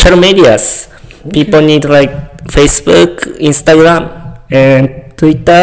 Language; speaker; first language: English; non-native, learner; Japanese